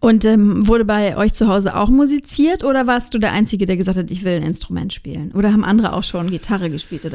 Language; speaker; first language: German; native; German